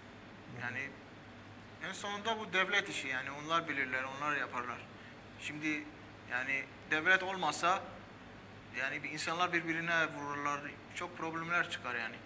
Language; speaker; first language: Turkish; early bilingual, heritage; Armenian